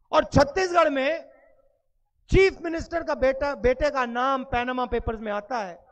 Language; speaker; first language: Hindi; native; Hindi